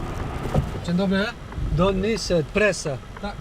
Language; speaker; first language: Polish; non-native, learner; Dutch